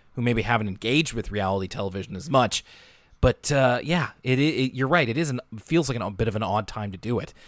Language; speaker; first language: English; native; English